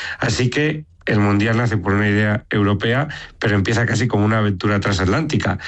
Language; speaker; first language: Spanish; native; Spanish